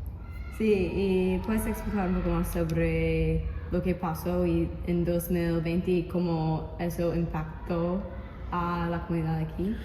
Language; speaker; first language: Spanish; non-native, learner; English